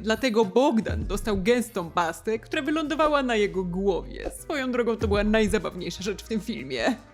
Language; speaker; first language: Polish; non-native, fluent; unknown